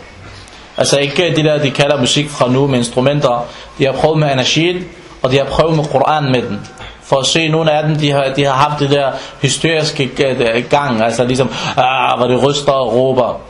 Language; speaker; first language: Danish; non-native, fluent; Arabic